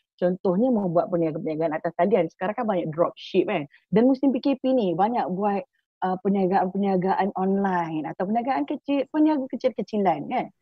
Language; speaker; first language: Malay; native; Malay